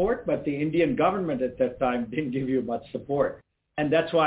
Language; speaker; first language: English; non-native, local second language; Tamil